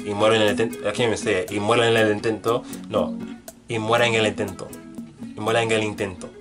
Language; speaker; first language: Spanish; non-native, fluent; English